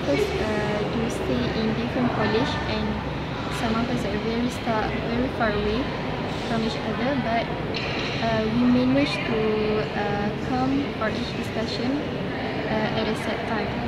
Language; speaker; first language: English; non-native, local second language; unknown